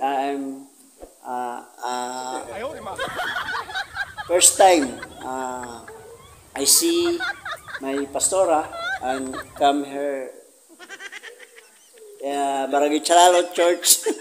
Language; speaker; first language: English; non-native, learner; Filipino